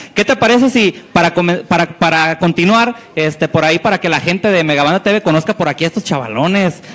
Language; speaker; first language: Spanish; native; Spanish